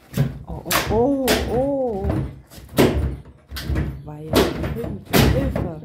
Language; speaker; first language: German; non-native, learner; Thai